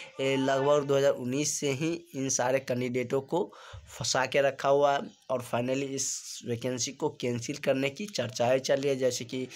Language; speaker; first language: Hindi; native; Hindi